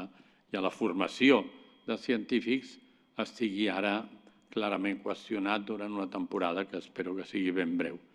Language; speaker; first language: Catalan; native; Catalan